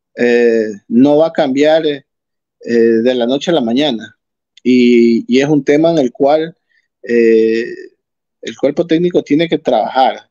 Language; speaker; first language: Spanish; native; Spanish